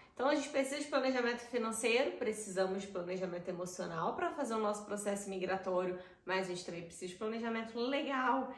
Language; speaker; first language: Portuguese; native; Portuguese